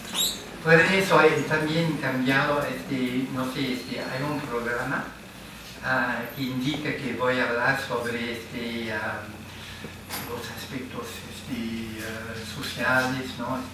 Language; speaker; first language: Spanish; non-native, fluent; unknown